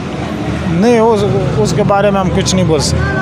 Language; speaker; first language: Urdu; non-native, local second language; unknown